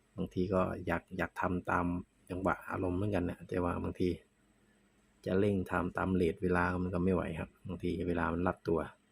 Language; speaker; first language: Thai; non-native, local second language; Northeastern Thai